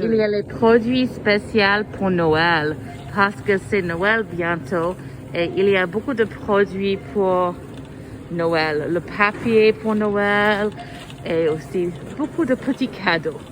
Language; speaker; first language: French; non-native, fluent; English